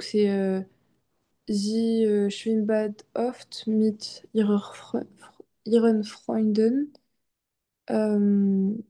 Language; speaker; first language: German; non-native, learner; French